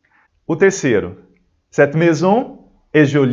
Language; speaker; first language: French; non-native, fluent; Portuguese